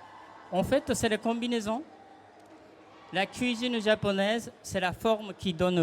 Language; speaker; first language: French; non-native, fluent; Japanese